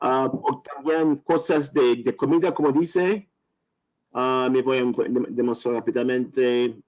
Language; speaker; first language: Spanish; non-native, learner; French